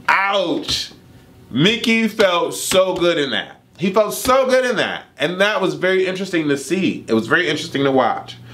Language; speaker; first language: English; native; English